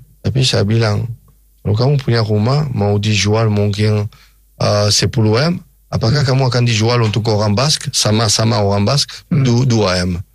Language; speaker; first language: Indonesian; non-native, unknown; French